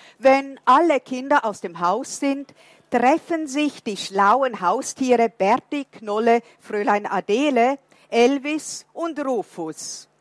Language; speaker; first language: German; non-native, fluent; Portuguese